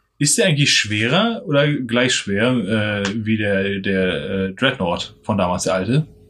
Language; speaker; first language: German; native; German